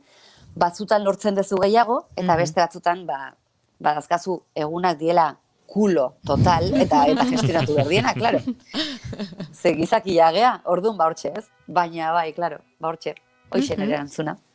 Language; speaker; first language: Basque; native; Basque